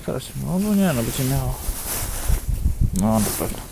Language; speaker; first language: Polish; native; Polish